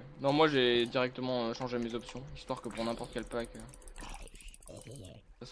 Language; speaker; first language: French; native; French